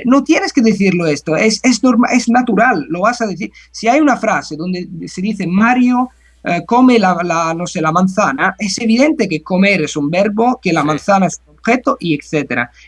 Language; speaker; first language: Spanish; non-native, fluent; Italian